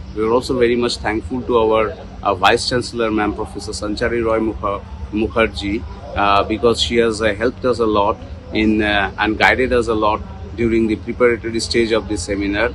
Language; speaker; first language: English; non-native, local second language; Bangla